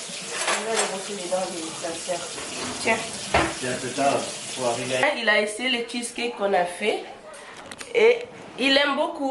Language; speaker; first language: French; non-native, local second language; Lingala